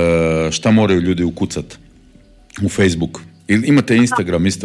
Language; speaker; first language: Serbian; native; Serbian